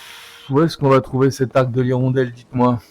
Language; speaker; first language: French; native; French